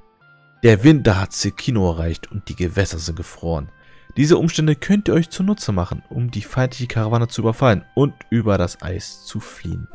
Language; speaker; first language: German; native; German